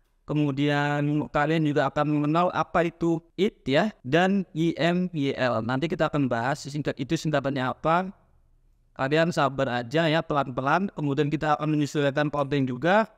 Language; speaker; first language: Indonesian; native; Indonesian